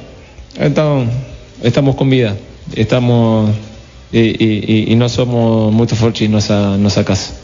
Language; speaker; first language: Portuguese; non-native, fluent; Spanish